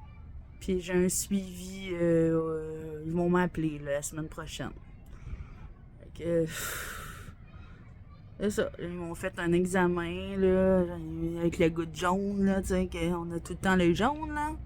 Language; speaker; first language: French; native; French